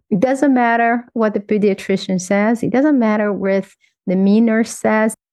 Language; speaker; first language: English; non-native, fluent; Portuguese